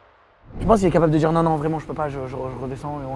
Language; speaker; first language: French; native; French